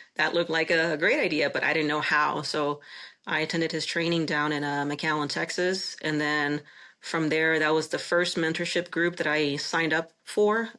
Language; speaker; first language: English; non-native, fluent; Spanish